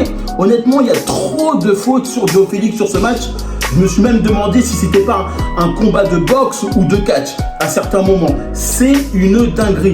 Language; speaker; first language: French; native; French